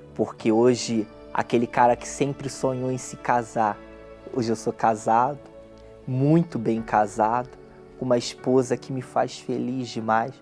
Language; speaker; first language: Portuguese; native; Portuguese